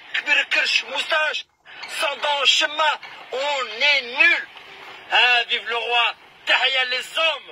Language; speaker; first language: French; early bilingual, other home language; Arabic